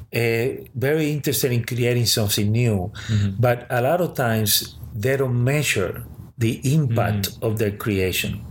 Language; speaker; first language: English; early bilingual, other home language; Spanish